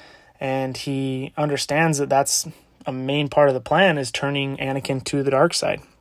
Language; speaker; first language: English; native; English